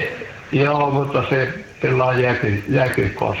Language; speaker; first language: Finnish; non-native, local second language; Swedish